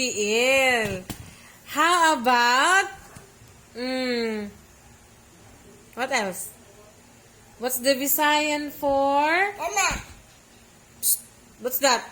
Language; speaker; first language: English; non-native, local second language; Cebuano